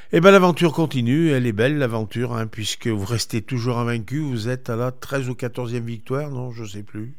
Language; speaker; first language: French; native; French